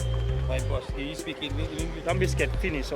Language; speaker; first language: English; non-native, learner; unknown